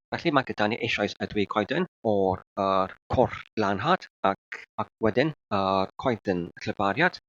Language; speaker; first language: Welsh; non-native, learner; English